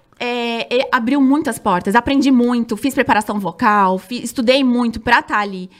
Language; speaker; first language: Portuguese; native; Portuguese